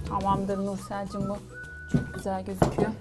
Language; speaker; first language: Turkish; native; Turkish